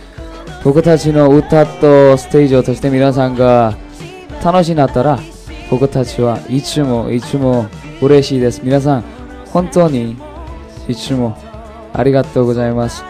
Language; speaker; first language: Japanese; non-native, learner; Korean